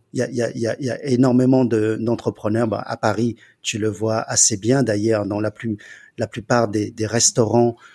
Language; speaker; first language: French; early bilingual, other home language; Chinese